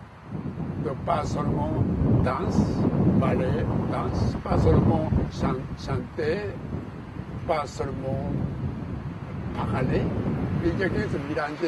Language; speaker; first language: French; non-native, learner; Japanese